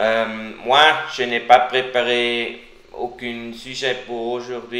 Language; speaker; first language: French; non-native, learner; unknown